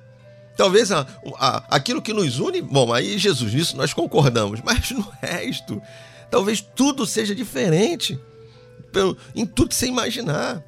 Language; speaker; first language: Portuguese; native; Portuguese